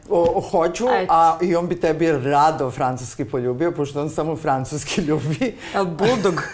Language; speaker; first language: Bosnian; native; Bosnian